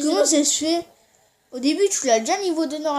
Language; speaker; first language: French; native; French